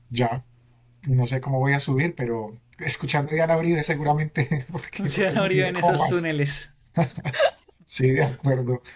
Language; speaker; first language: Spanish; native; Spanish